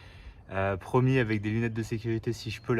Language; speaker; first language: French; native; French